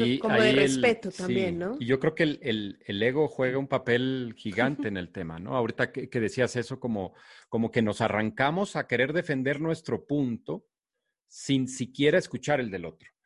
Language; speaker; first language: Spanish; native; Spanish